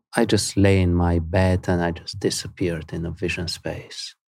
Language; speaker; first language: English; non-native, fluent; Spanish